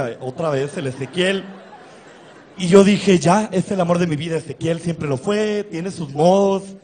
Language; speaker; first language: Spanish; native; Spanish